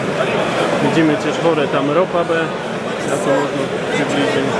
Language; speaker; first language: Polish; non-native, learner; Slovak